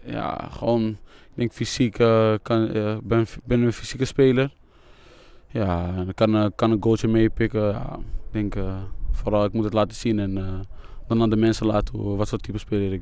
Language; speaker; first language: Dutch; native; Dutch